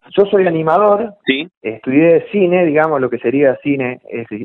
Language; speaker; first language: Spanish; native; Spanish